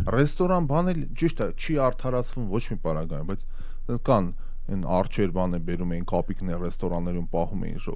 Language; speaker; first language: Armenian; native; Armenian